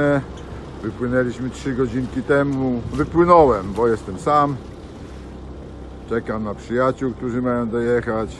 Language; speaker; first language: Polish; native; Polish